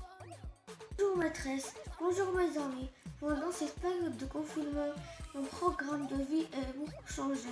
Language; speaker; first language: French; non-native, learner; Arabic